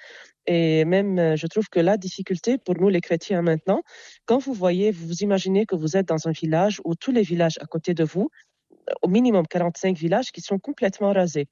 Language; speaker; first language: French; non-native, local second language; Arabic